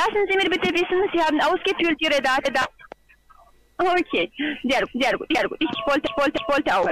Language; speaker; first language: German; non-native, learner; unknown